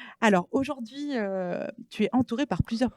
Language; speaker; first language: French; native; French